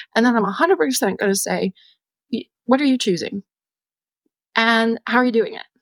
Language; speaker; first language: English; native; English